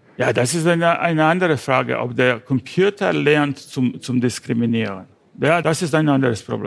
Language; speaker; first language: German; non-native, fluent; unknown